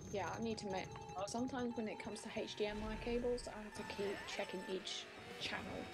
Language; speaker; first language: English; native; English